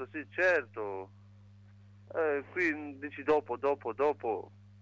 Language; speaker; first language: Italian; non-native, learner; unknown